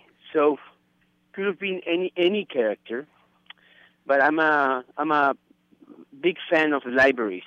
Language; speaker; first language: English; non-native, fluent; Spanish